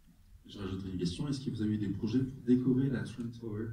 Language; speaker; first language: French; native; French